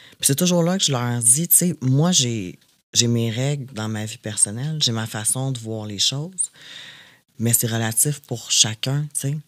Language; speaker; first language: French; native; French